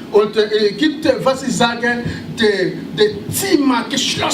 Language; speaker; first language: German; non-native, learner; French